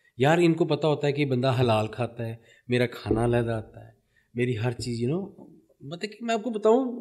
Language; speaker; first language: Urdu; early bilingual, heritage; Punjabi